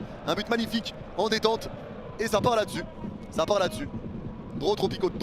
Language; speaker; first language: French; native; French